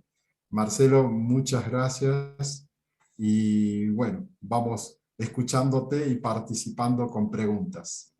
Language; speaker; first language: Spanish; native; Spanish